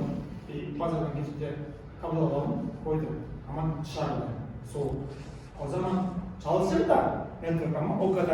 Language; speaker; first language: Turkish; non-native, learner; Kazakh